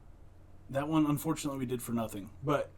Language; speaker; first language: English; native; English